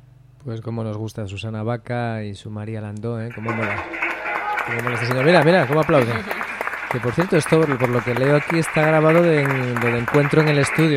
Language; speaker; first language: Spanish; native; Spanish